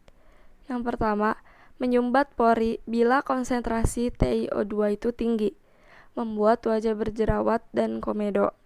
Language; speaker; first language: Indonesian; native; Indonesian